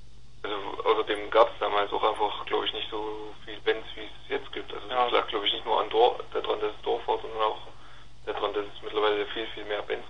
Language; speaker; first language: German; native; German